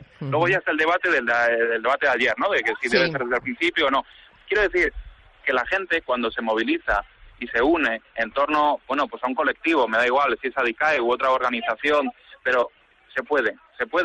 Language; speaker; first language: Spanish; native; Spanish